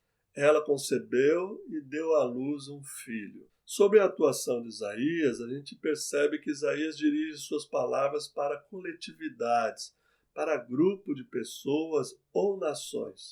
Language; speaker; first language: Portuguese; native; Portuguese